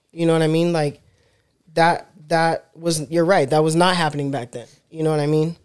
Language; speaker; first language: English; native; English